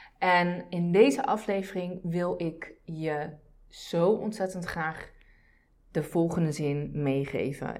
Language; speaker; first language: Dutch; early bilingual, other home language; Turkish